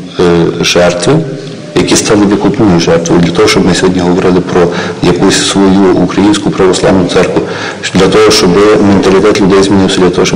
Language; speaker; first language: Ukrainian; native; Ukrainian